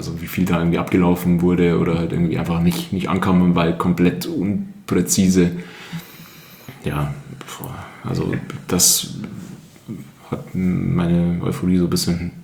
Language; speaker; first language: German; native; German